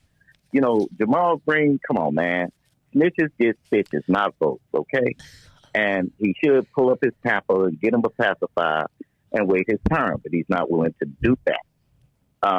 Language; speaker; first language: English; native; English